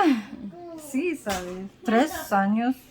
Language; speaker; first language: Spanish; non-native, learner; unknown